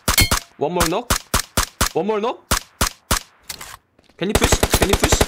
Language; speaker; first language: English; non-native, learner; Korean